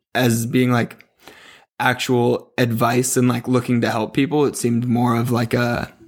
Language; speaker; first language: English; native; English